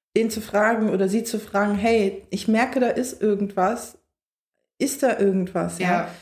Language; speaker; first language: German; native; German